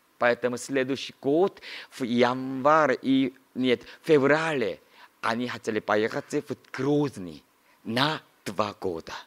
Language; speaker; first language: Russian; non-native, learner; Korean